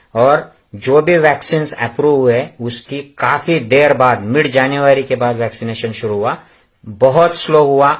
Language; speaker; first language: Hindi; non-native, local second language; Marathi